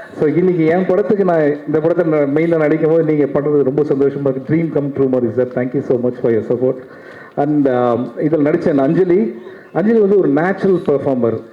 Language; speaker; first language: Tamil; native; Tamil